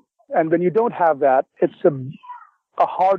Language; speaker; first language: English; non-native, local second language; Urdu